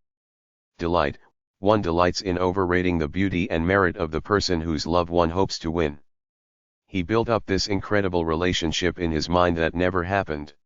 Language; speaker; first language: English; native; English